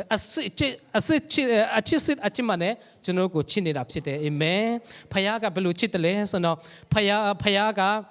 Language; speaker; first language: Burmese; non-native, local second language; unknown